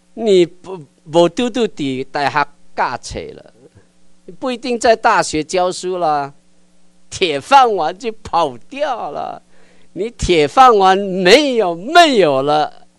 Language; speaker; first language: Chinese; non-native, local second language; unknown